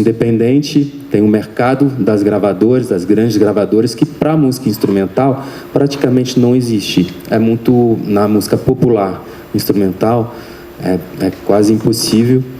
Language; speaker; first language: Portuguese; non-native, fluent; French